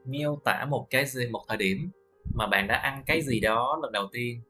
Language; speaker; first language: Vietnamese; native; Vietnamese